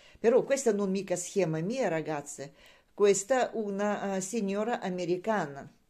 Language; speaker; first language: Italian; non-native, learner; Russian